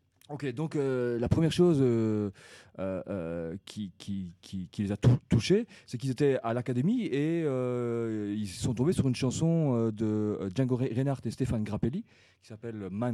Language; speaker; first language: French; native; French